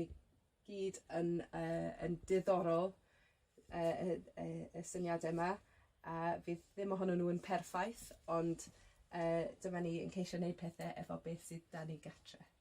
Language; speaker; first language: Welsh; non-native, local second language; English